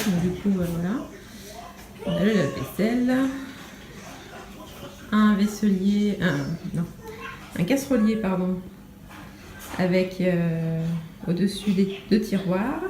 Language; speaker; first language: French; native; French